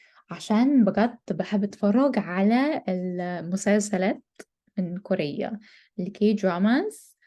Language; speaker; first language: Arabic; non-native, learner; English